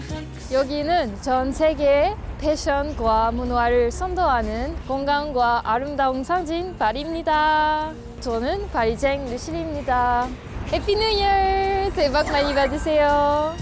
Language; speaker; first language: Korean; non-native, learner; French